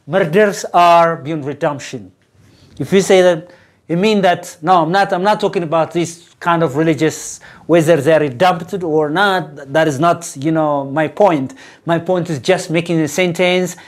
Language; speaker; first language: English; non-native, fluent; Amharic